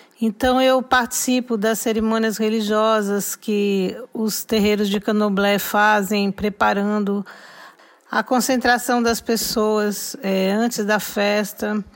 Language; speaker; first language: Portuguese; native; Portuguese